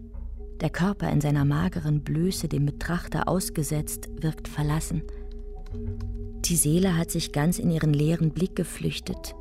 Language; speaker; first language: German; native; German